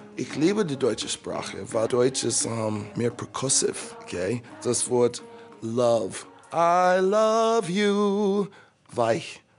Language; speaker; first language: German; non-native, fluent; English